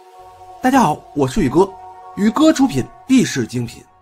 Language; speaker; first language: Chinese; native; Chinese